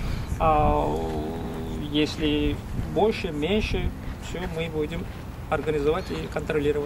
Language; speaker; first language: Russian; non-native, fluent; Turkish